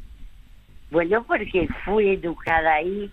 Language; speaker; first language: Spanish; early bilingual, other home language; French